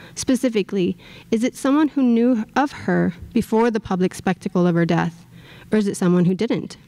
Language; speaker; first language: English; native; English